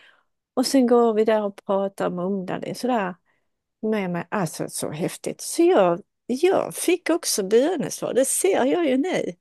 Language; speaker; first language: Swedish; non-native, fluent; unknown